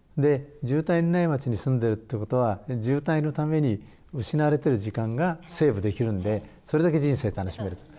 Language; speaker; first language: Japanese; native; Japanese